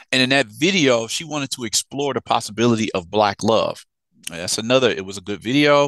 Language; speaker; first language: English; native; English